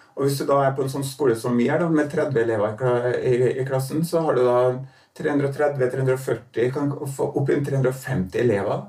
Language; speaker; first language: Norwegian; native; Norwegian